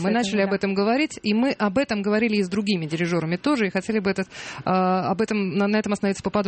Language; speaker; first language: Russian; native; Russian